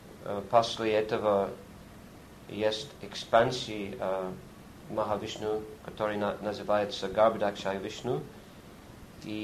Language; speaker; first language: Russian; non-native, learner; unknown